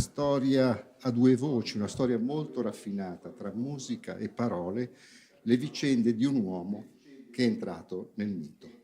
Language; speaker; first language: Italian; native; Italian